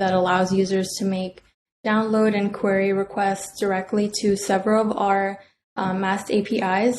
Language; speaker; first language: English; native; English